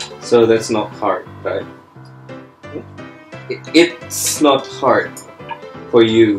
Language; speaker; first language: English; non-native, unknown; Indonesian